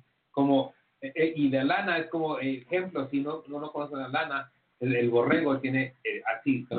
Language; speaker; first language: Spanish; early bilingual, heritage; Spanish